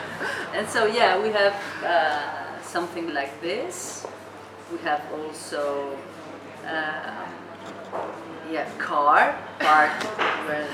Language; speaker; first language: English; non-native, fluent; Italian